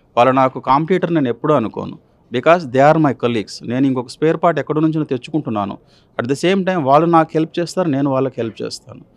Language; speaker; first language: Telugu; native; Telugu